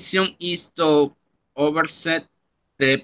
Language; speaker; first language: English; non-native, learner; Spanish